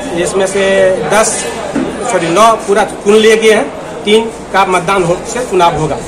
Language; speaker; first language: Hindi; native; Hindi